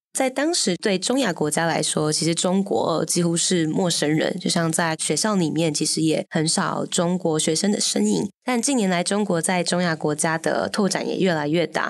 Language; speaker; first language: Chinese; native; Chinese